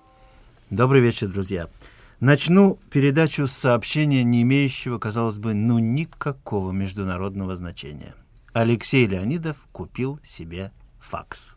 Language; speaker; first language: Russian; native; Russian